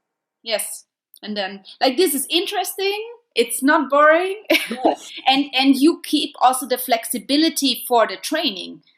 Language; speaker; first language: English; non-native, fluent; German